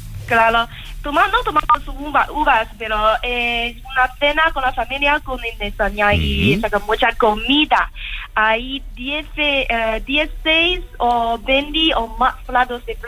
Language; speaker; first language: Spanish; non-native, fluent; Chinese